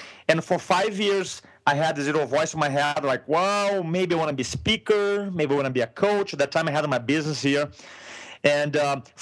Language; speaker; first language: English; non-native, fluent; Portuguese